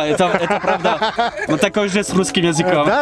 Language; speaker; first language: Russian; non-native, learner; French